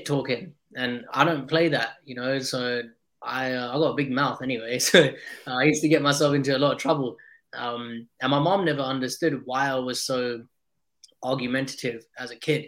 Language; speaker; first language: English; native; English